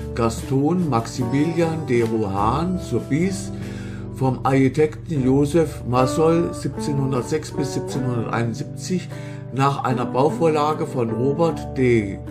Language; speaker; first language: German; native; German